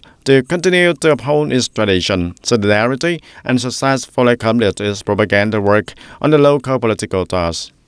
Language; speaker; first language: English; non-native, fluent; Vietnamese